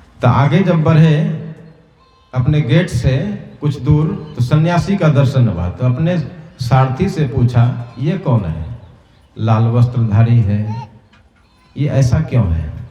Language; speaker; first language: Hindi; native; Hindi